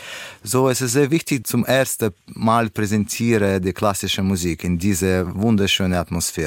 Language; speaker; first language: German; non-native, learner; Russian